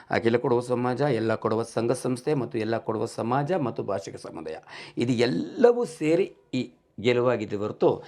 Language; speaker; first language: Kannada; non-native, local second language; Kodava